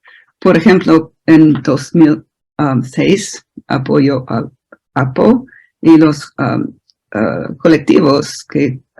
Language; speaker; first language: Spanish; non-native, fluent; English